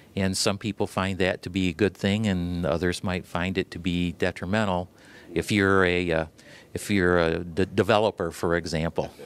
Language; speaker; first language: English; native; English